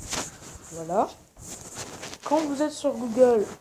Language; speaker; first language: French; native; French